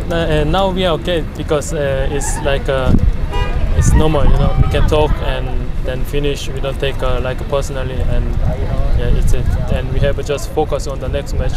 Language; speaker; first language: English; non-native, learner; Korean